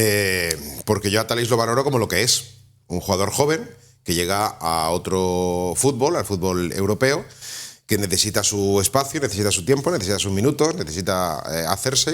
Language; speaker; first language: Spanish; native; Spanish